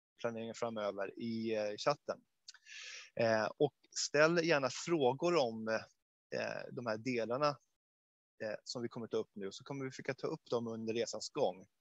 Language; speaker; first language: Swedish; native; Swedish